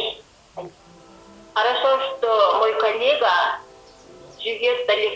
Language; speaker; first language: Russian; non-native, learner; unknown